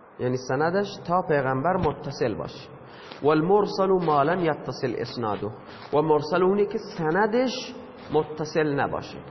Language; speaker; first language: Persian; non-native, local second language; Baluchi